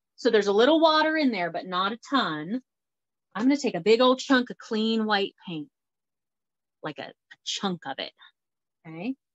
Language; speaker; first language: English; native; English